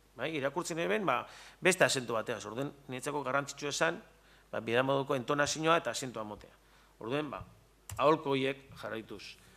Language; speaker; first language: Basque; native; Basque